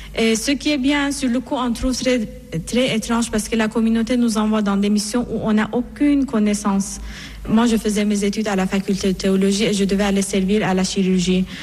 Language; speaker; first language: French; non-native, fluent; Persian